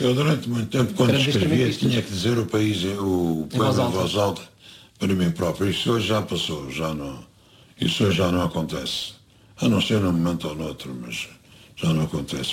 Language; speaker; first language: Portuguese; native; Portuguese